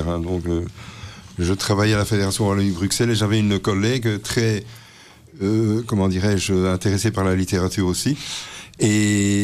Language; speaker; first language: French; native; French